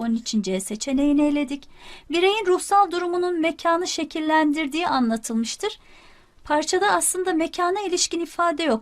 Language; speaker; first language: Turkish; native; Turkish